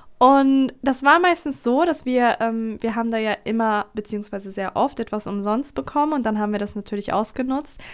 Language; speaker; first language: German; early bilingual, other home language; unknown